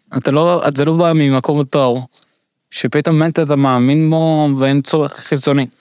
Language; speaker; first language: Hebrew; early bilingual, other home language; Russian